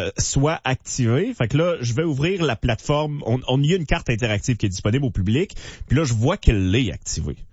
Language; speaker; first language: French; native; French